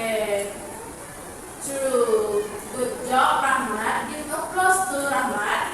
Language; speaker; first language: English; non-native, fluent; Indonesian